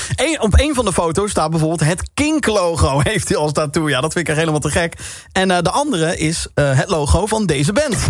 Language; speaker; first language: Dutch; native; Dutch